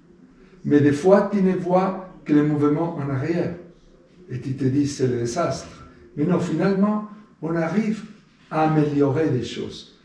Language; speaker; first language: French; non-native, fluent; Spanish